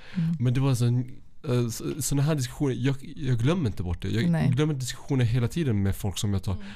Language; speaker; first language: Swedish; early bilingual, other home language; Arabic